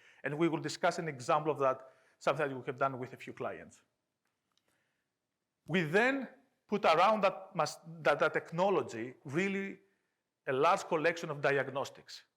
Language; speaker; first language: English; non-native, fluent; Greek